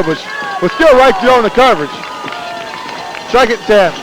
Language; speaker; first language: English; native; English